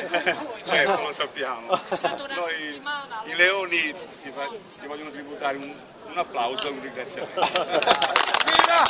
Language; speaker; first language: Italian; native; Italian